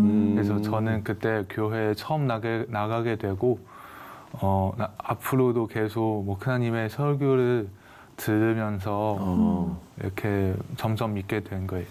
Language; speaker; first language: Korean; non-native, fluent; Chinese